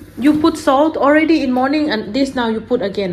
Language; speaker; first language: English; non-native, learner; Thai